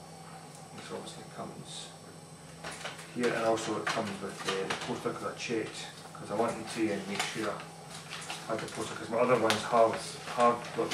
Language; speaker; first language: English; native; English